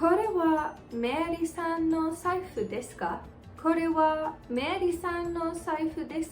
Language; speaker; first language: Japanese; non-native, fluent; English